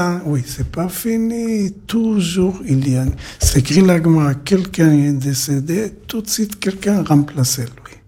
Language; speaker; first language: French; non-native, learner; Hebrew